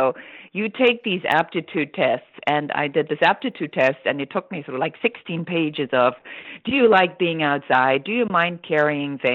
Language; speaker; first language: English; non-native, fluent; German